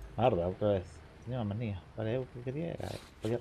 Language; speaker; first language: Spanish; non-native, local second language; Galician